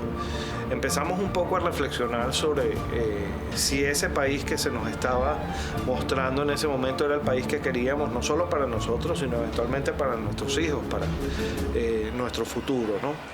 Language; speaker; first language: Spanish; native; Spanish